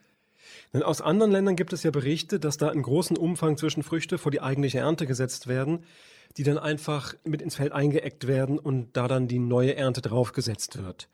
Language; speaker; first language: German; native; German